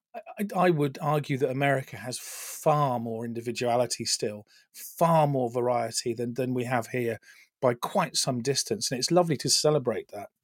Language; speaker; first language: English; native; English